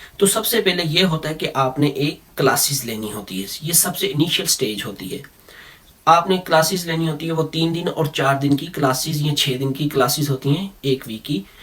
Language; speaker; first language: Urdu; non-native, local second language; Punjabi